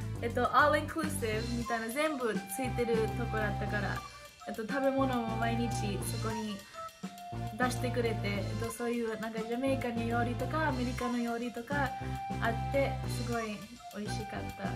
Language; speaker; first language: Japanese; early bilingual, heritage; English